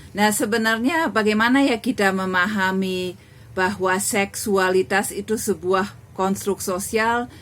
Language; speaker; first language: Indonesian; non-native, fluent; German